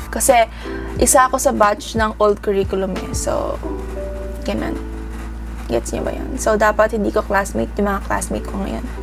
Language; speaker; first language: Filipino; early bilingual, heritage; Japanese